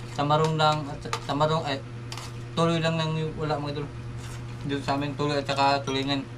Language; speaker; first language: Filipino; non-native, local second language; Cebuano